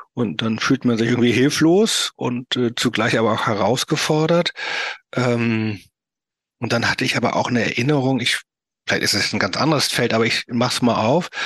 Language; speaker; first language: German; native; German